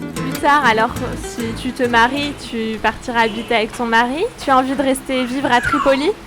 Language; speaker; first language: French; native; French